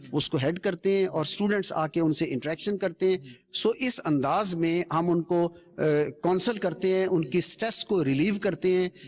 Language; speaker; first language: Urdu; non-native, local second language; Punjabi